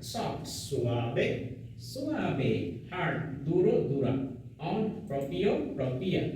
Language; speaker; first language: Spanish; non-native, fluent; Hindi